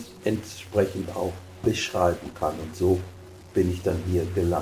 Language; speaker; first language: German; native; German